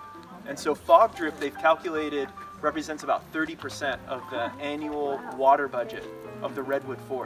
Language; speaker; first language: English; native; English